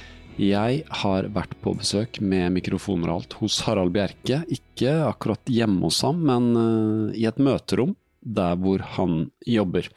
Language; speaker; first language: Norwegian; native; Norwegian